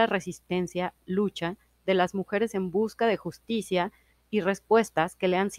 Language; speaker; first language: Spanish; native; Spanish